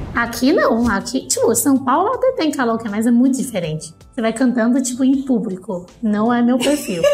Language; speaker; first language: Portuguese; non-native, fluent; Chinese